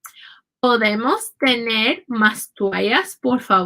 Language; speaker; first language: Spanish; non-native, fluent; English